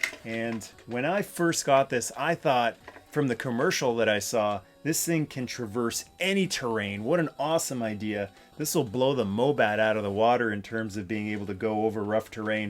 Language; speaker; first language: English; native; English